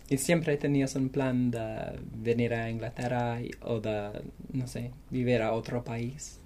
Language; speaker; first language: Spanish; non-native, learner; English